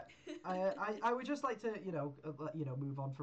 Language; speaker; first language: English; native; English